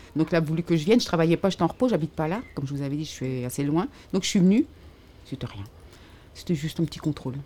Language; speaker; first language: French; native; French